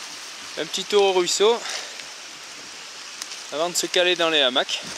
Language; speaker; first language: French; native; French